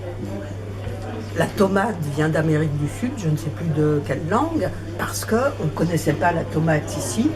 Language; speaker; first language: French; native; French